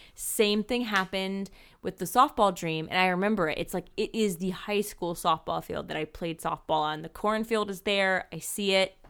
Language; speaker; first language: English; native; English